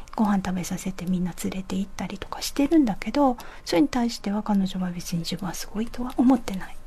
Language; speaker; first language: Japanese; native; Japanese